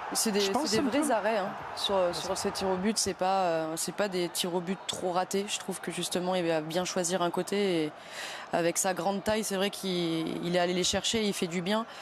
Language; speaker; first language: French; native; French